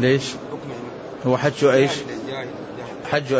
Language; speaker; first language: Arabic; native; Arabic